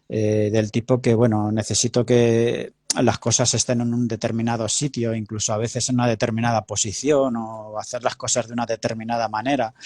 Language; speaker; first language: Spanish; native; Spanish